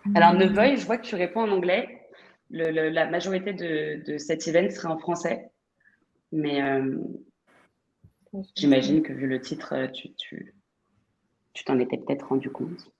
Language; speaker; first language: French; native; French